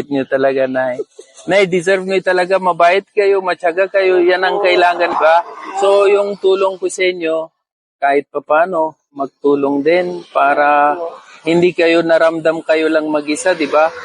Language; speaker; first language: Filipino; non-native, learner; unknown